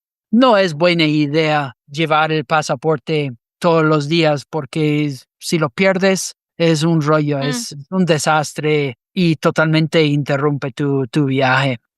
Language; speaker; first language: Spanish; non-native, fluent; English